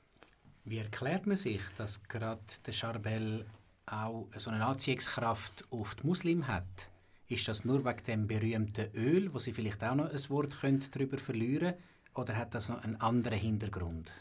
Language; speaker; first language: German; native; German